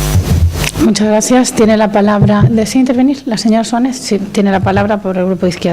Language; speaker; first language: Spanish; native; Spanish